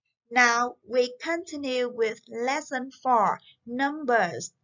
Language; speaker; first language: English; non-native, fluent; Vietnamese